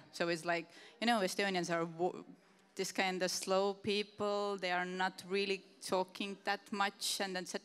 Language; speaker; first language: English; non-native, fluent; Estonian